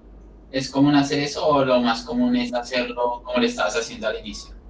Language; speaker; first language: Spanish; native; Spanish